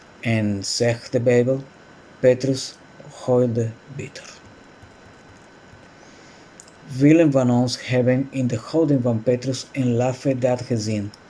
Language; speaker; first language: Dutch; non-native, fluent; Spanish